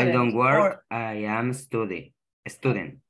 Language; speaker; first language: English; non-native, learner; Spanish